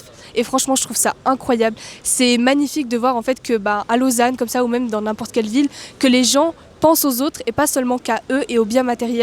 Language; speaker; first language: French; native; French